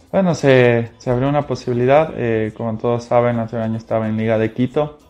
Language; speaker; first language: Spanish; native; Spanish